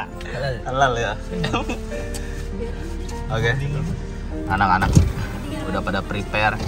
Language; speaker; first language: Indonesian; native; Indonesian